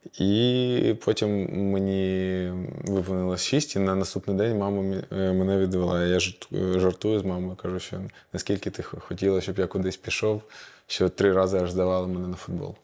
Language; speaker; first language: Ukrainian; non-native, local second language; Russian